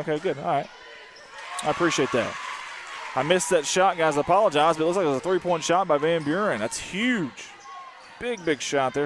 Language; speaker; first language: English; native; English